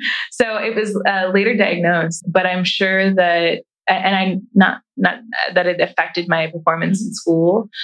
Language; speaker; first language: English; native; English